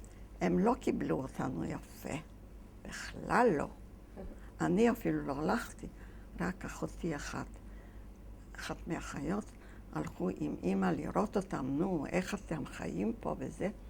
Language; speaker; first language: Hebrew; non-native, fluent; Yiddish